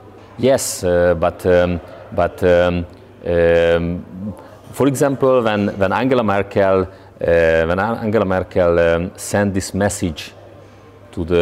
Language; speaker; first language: English; non-native, learner; Hungarian